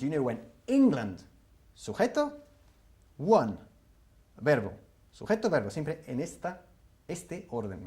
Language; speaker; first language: Spanish; non-native, fluent; English